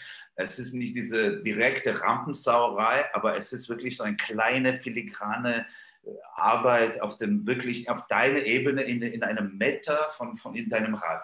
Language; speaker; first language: German; non-native, fluent; Georgian